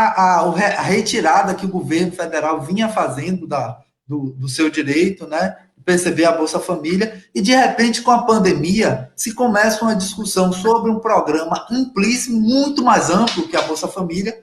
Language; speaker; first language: Portuguese; native; Portuguese